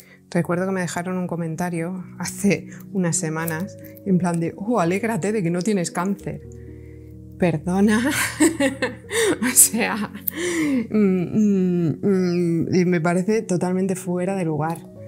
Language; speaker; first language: Spanish; native; Spanish